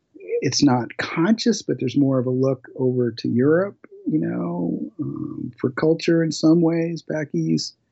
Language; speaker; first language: English; native; English